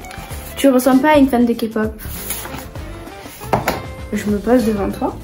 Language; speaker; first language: French; native; French